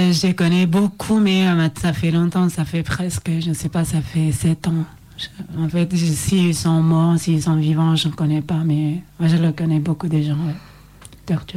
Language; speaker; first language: French; non-native, learner; Oromo